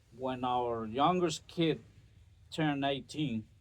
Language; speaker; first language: English; non-native, fluent; Spanish